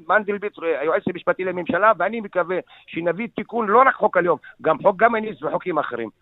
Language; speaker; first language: Hebrew; non-native, local second language; Arabic